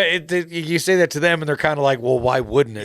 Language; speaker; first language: English; native; English